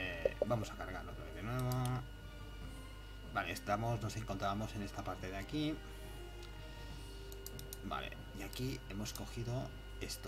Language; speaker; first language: Spanish; native; Spanish